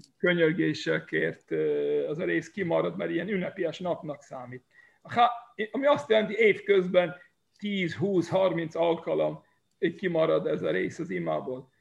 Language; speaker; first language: Hungarian; early bilingual, heritage; Hungarian